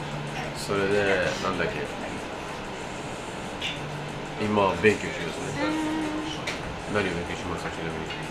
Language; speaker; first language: Japanese; non-native, learner; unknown